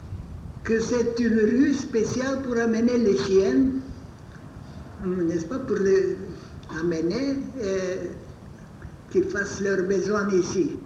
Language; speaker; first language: French; non-native, fluent; Bulgarian